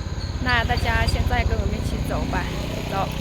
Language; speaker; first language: Chinese; non-native, fluent; Vietnamese